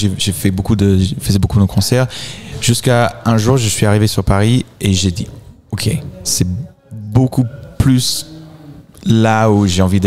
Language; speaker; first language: French; non-native, fluent; English